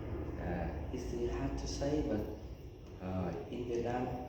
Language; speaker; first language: English; non-native, learner; Vietnamese